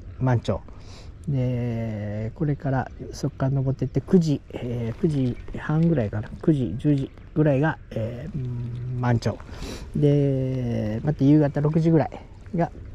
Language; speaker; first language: Japanese; native; Japanese